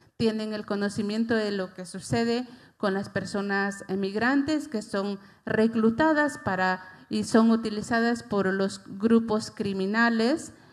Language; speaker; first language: Spanish; native; Spanish